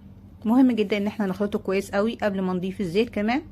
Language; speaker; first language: Arabic; native; Arabic